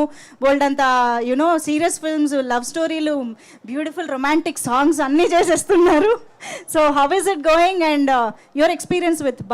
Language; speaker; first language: Telugu; native; Telugu